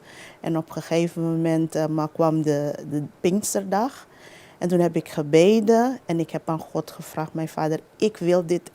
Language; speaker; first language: Dutch; non-native, local second language; Papiamento